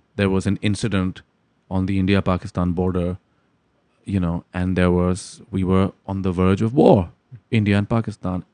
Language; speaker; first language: English; non-native, local second language; Urdu